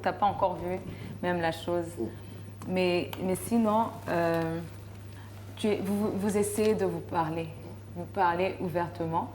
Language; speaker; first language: French; non-native, local second language; Rundi